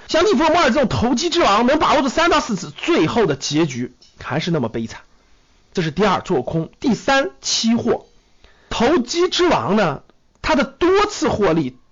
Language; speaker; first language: Chinese; native; Chinese